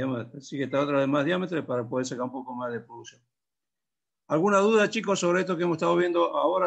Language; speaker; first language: Spanish; native; Spanish